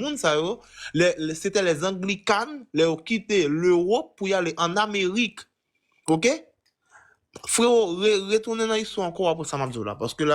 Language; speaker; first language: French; non-native, local second language; Haitian Creole